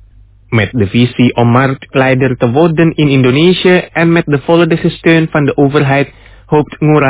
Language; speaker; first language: Dutch; non-native, fluent; Indonesian